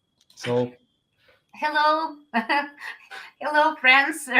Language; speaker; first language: English; non-native, learner; Ukrainian